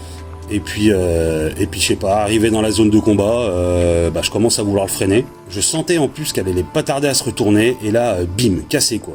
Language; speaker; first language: French; native; French